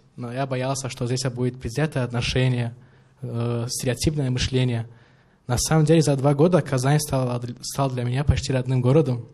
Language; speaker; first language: Russian; non-native, local second language; Tajik